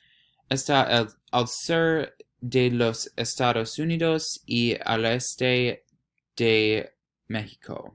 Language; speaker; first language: Spanish; non-native, learner; English